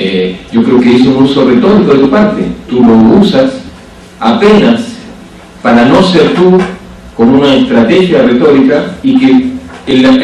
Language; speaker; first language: Spanish; native; Spanish